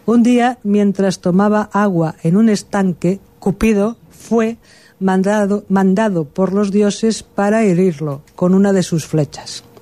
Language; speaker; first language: Spanish; non-native, local second language; Catalan